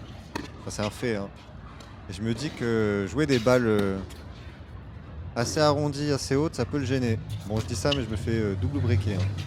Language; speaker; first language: French; native; French